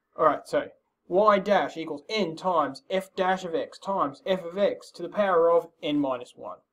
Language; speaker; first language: English; native; English